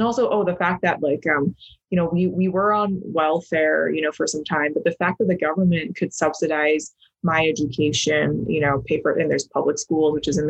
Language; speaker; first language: English; native; English